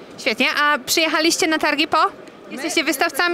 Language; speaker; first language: Polish; native; Polish